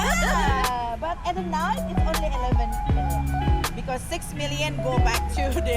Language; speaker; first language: English; non-native, learner; Indonesian